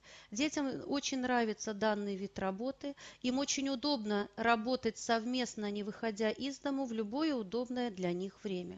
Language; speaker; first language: Russian; native; Russian